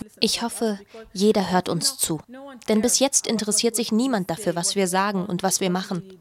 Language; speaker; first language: German; non-native, learner; Arabic